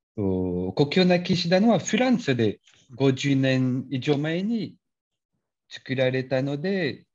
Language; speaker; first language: Japanese; non-native, learner; French